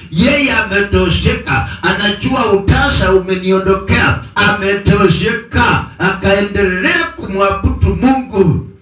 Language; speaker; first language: Swahili; native; Swahili